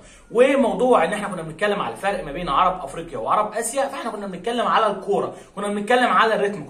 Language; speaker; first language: Arabic; native; Arabic